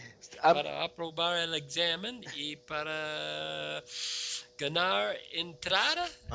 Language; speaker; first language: Spanish; non-native, learner; English